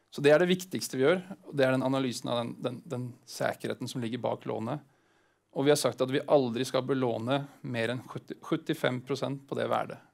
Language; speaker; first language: Swedish; non-native, fluent; Norwegian